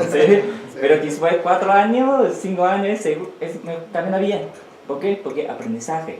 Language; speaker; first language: Spanish; non-native, learner; Chinese